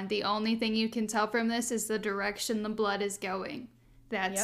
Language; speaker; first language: English; native; English